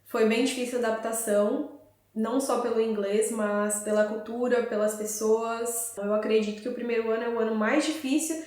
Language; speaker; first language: Portuguese; native; Portuguese